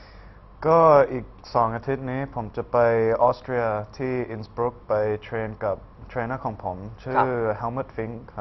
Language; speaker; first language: Thai; early bilingual, heritage; Thai